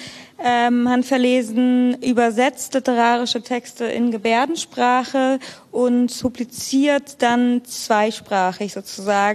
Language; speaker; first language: German; native; German